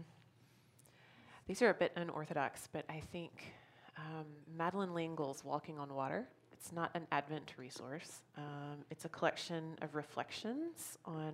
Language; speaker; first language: English; native; English